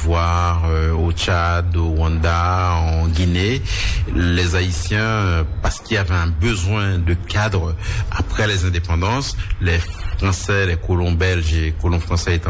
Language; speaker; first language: French; native; French